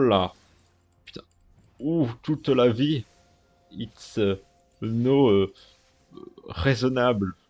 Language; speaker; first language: French; native; French